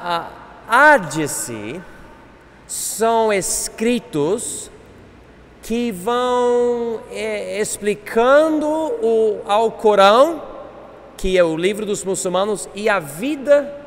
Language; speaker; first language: Portuguese; non-native, fluent; English